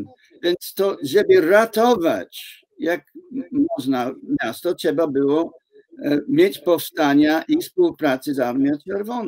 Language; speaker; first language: Polish; non-native, fluent; English